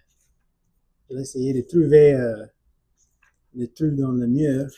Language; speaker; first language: French; non-native, learner; English